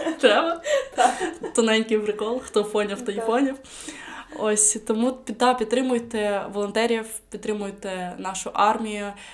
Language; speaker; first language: Ukrainian; non-native, local second language; Russian